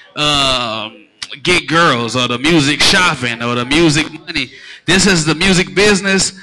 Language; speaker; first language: English; native; English